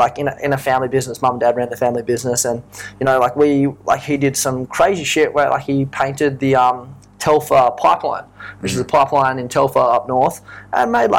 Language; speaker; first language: English; native; English